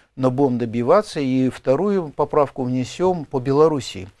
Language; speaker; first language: Russian; native; Russian